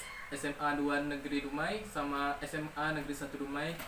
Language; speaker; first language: Indonesian; native; Indonesian